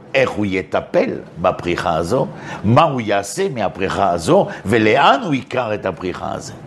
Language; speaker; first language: Hebrew; non-native, fluent; French